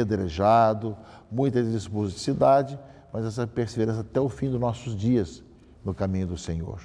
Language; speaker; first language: Portuguese; native; Portuguese